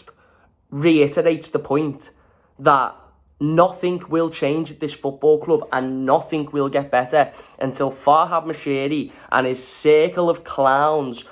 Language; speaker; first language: English; native; English